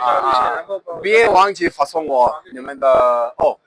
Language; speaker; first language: Chinese; non-native, learner; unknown